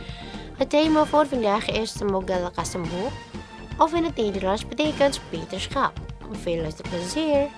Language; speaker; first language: Dutch; non-native, learner; Indonesian